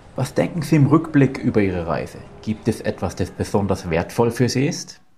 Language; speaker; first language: German; native; German